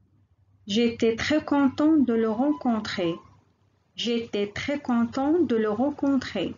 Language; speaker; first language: French; non-native, local second language; Arabic